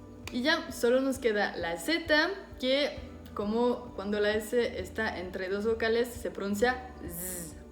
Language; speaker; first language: Spanish; non-native, fluent; French